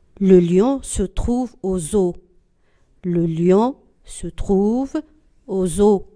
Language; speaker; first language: French; non-native, local second language; Arabic